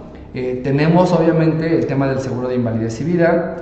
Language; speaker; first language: Spanish; native; Spanish